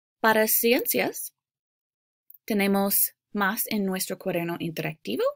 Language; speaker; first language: Spanish; non-native, fluent; English